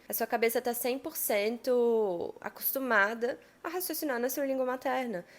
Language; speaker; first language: Portuguese; native; Portuguese